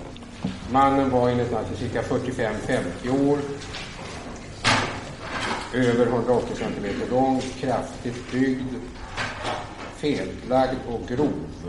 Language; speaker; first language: Swedish; native; Swedish